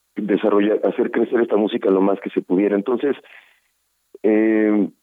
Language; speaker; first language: Spanish; native; Spanish